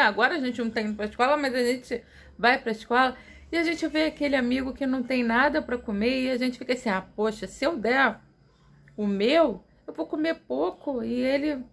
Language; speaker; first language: Portuguese; native; Portuguese